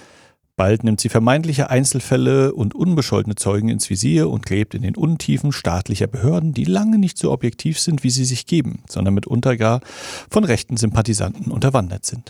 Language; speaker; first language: German; native; German